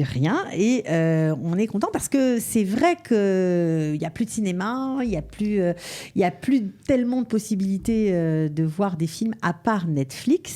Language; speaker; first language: French; native; French